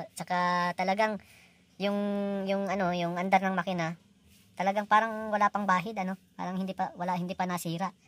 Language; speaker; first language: Filipino; non-native, local second language; Cebuano